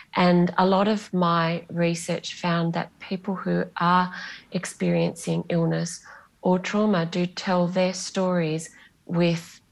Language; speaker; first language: English; non-native, local second language; Greek